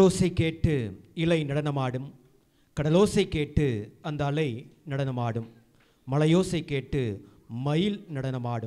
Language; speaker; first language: Tamil; native; Tamil